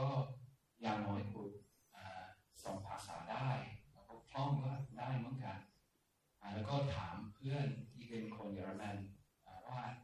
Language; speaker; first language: Thai; non-native, fluent; English